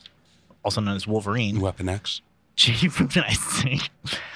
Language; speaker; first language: English; native; English